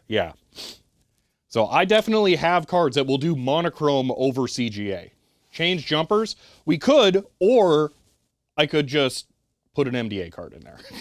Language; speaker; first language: English; native; English